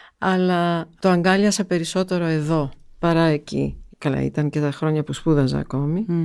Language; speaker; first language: Greek; early bilingual, heritage; Greek